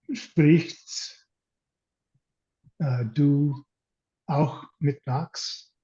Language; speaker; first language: German; non-native, learner; English